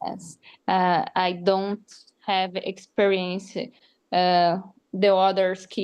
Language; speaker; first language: English; non-native, learner; Portuguese